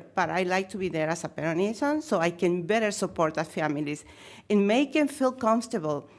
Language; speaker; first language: English; non-native, fluent; Spanish